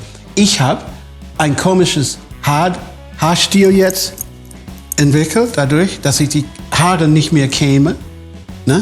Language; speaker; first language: German; non-native, fluent; English